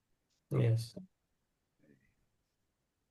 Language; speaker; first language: Hindi; native; Hindi